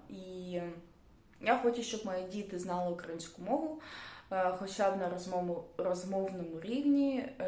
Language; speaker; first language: Ukrainian; non-native, local second language; Russian